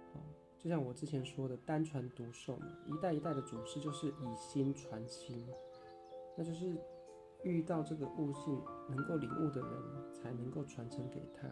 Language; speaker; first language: Chinese; native; Chinese